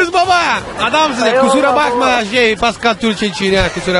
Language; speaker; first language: Turkish; non-native, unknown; Italian